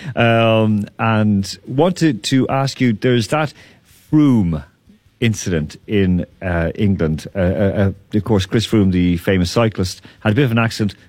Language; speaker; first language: English; native; English